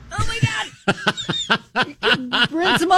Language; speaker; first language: English; native; English